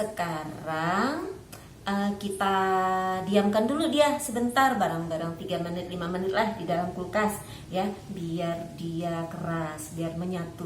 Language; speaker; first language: Indonesian; native; Indonesian